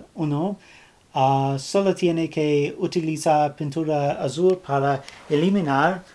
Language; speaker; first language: Spanish; non-native, learner; English